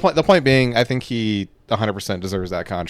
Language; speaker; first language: English; native; English